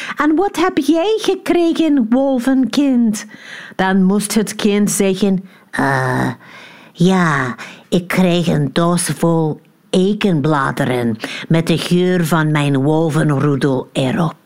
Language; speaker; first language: Dutch; non-native, fluent; English